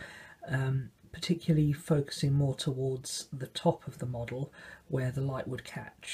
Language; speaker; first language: English; native; English